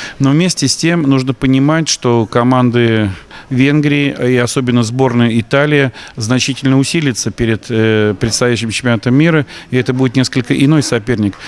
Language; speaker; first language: Russian; native; Russian